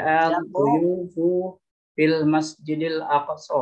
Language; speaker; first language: Arabic; non-native, learner; Indonesian